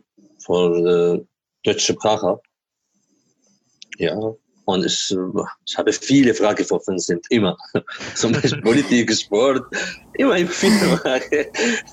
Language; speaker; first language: German; non-native, learner; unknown